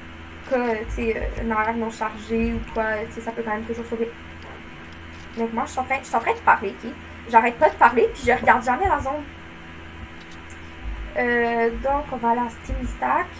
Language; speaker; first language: French; native; French